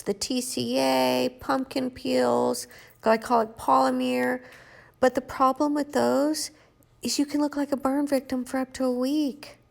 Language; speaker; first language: English; native; English